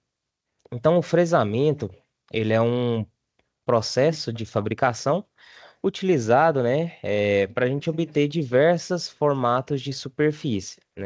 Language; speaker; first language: Portuguese; native; Portuguese